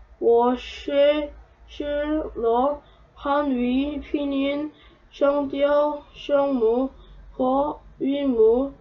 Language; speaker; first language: Chinese; non-native, learner; Korean